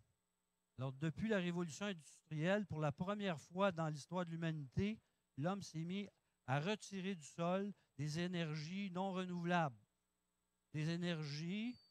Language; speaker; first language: French; native; French